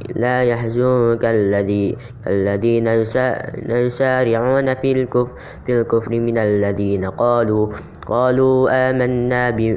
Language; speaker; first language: Arabic; non-native, learner; Indonesian